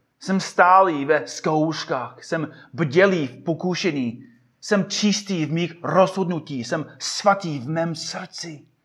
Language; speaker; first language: Czech; non-native, fluent; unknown